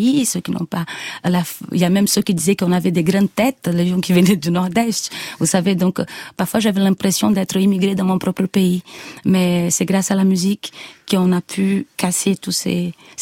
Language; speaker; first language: French; non-native, fluent; Portuguese